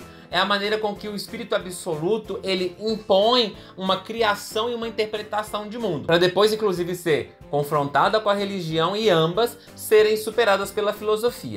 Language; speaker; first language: Portuguese; native; Portuguese